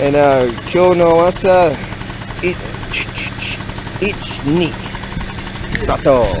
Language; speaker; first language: Japanese; non-native, learner; English